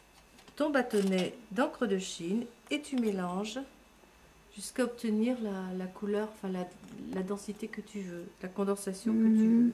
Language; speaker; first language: French; native; French